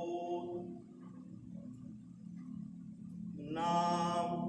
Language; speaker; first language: Vietnamese; non-native, learner; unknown